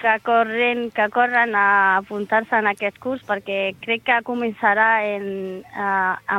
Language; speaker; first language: Catalan; non-native, learner; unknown